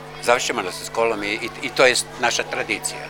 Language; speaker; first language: Polish; non-native, learner; Croatian